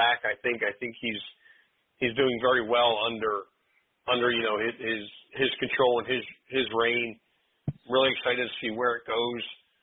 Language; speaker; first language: English; native; English